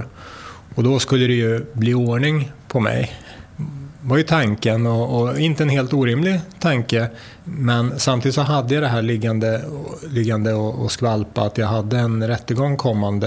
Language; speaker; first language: Swedish; native; Swedish